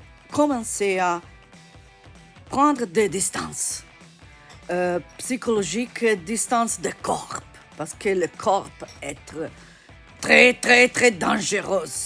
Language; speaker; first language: French; non-native, learner; Italian